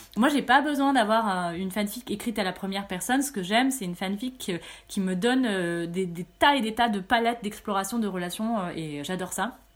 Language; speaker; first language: French; early bilingual, other home language; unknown